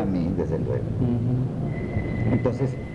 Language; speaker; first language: Spanish; native; Spanish